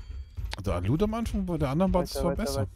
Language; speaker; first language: German; native; German